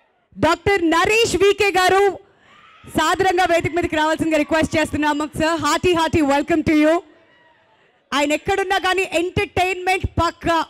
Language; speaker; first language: Telugu; native; Telugu